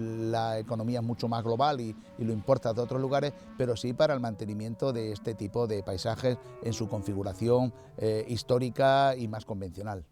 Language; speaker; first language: Spanish; native; Spanish